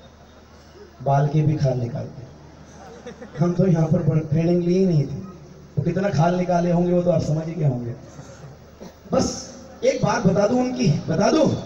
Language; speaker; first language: Hindi; native; Hindi